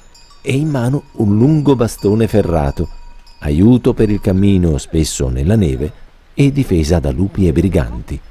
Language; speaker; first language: Italian; native; Italian